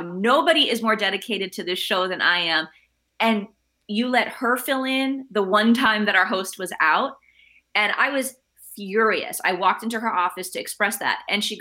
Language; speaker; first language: English; early bilingual, other home language; Spanish